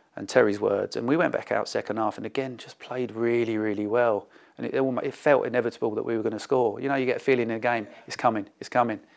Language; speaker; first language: English; native; English